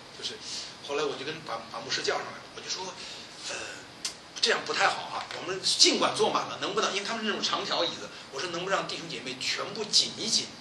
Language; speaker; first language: Chinese; native; Chinese